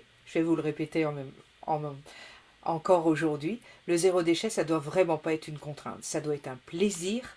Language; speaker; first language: French; native; French